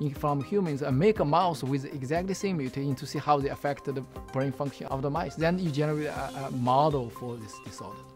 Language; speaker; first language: English; non-native, fluent; Chinese